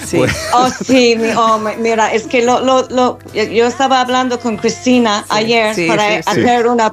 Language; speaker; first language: Spanish; non-native, learner; English